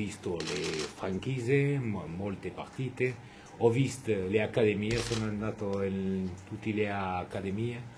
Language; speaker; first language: Italian; non-native, fluent; French